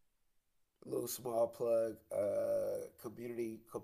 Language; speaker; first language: English; native; English